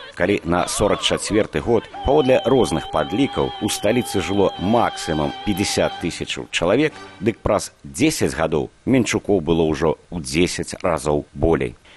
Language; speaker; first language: Belarusian; native; Belarusian